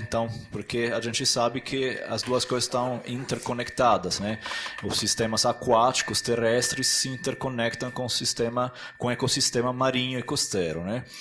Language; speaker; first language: Portuguese; non-native, fluent; Italian